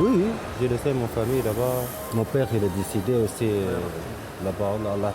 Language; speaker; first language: French; non-native, learner; Arabic